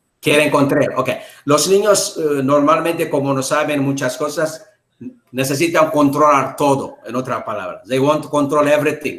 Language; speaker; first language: Spanish; non-native, learner; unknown